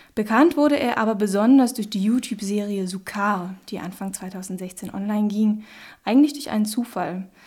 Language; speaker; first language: German; native; German